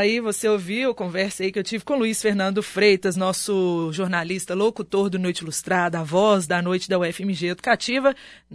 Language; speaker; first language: Portuguese; native; Portuguese